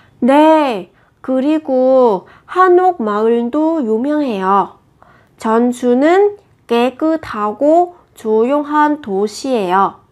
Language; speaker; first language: Korean; non-native, fluent; Vietnamese